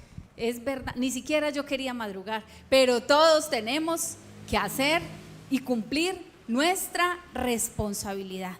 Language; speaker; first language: Spanish; native; Spanish